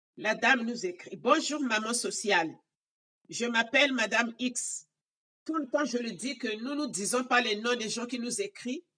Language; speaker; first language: French; non-native, local second language; Lingala